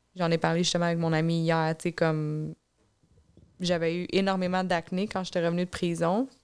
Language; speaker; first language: French; native; French